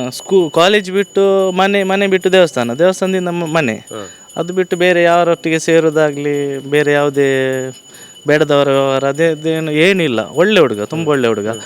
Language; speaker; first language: Kannada; native; Kannada